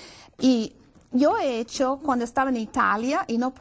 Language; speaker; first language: Spanish; non-native, fluent; English